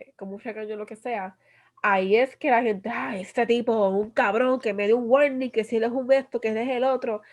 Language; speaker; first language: Spanish; early bilingual, other home language; English